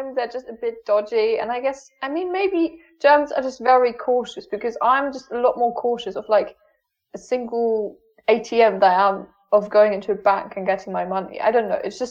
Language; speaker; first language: English; non-native, fluent; German